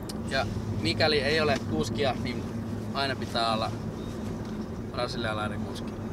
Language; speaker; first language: Finnish; native; Finnish